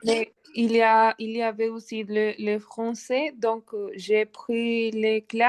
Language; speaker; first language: French; non-native, learner; Spanish